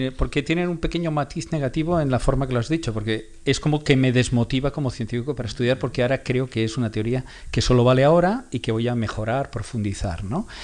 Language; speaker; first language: Spanish; non-native, local second language; Catalan